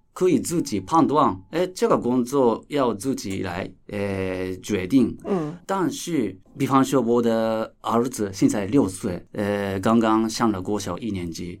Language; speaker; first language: Chinese; non-native, fluent; Japanese